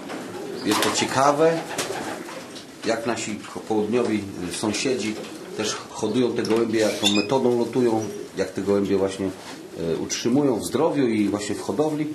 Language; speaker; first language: Polish; native; Polish